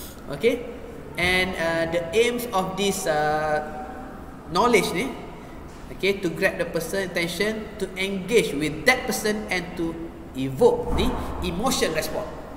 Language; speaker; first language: English; non-native, local second language; Malay